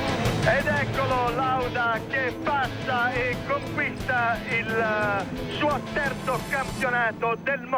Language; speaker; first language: Italian; native; Italian